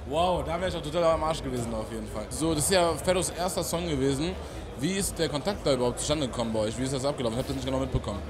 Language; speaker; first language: German; early bilingual, other home language; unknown